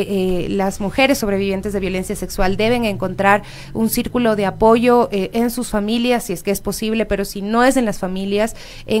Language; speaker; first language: Spanish; native; Spanish